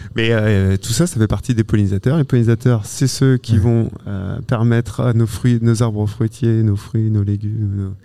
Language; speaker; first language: French; native; French